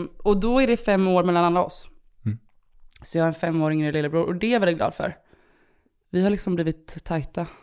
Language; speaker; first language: Swedish; early bilingual, other home language; Romanian